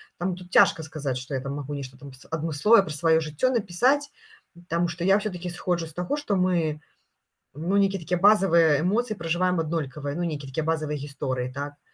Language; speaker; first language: Belarusian; non-native, local second language; Russian